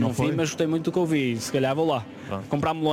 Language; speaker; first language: Portuguese; native; Portuguese